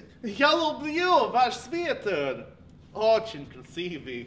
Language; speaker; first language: Russian; non-native, learner; English